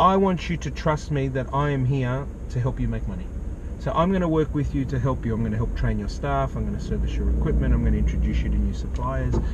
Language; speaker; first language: English; native; English